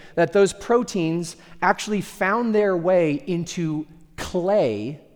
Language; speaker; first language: English; early bilingual, other home language; Spanish